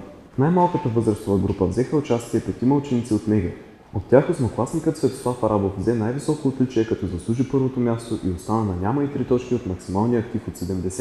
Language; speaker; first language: Bulgarian; native; Bulgarian